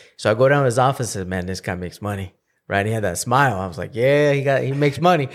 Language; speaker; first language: English; early bilingual, other home language; Spanish